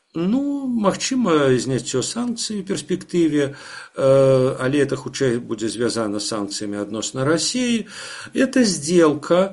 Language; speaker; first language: Belarusian; non-native, local second language; Russian